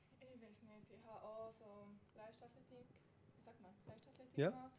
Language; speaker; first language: German; non-native, learner; French